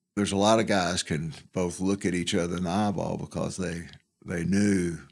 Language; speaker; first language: English; native; English